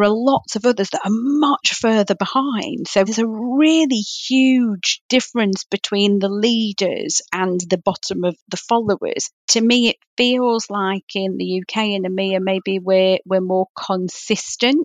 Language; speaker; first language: English; native; English